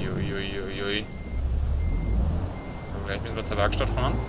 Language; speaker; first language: German; native; German